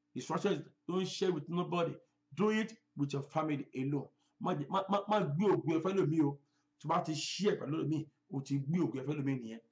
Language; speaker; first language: English; non-native, local second language; Yoruba